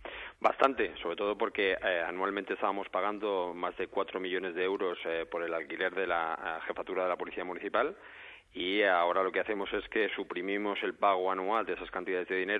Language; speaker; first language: Spanish; native; Spanish